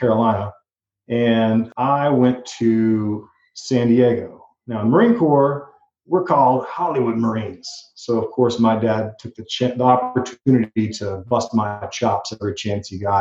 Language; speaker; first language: English; native; English